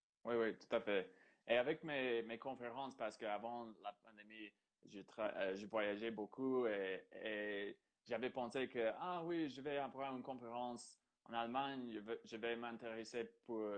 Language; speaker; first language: French; non-native, fluent; English